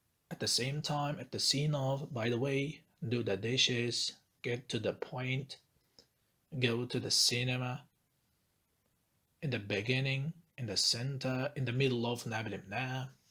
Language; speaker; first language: English; non-native, fluent; Azerbaijani